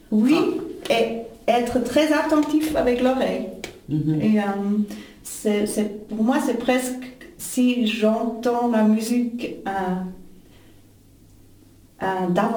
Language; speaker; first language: French; non-native, fluent; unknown